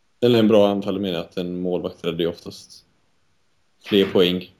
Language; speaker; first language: Swedish; native; Swedish